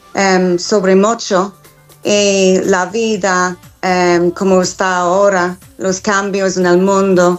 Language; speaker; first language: Spanish; non-native, fluent; English